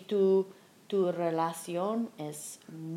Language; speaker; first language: Spanish; non-native, learner; English